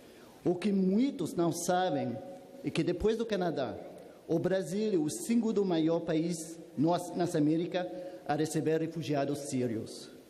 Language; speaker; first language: Portuguese; non-native, fluent; French